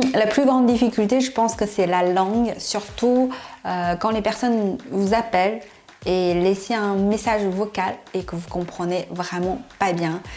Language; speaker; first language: French; non-native, fluent; Chinese